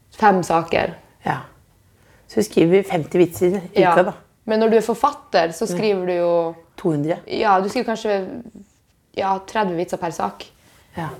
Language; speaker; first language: Norwegian; native; Norwegian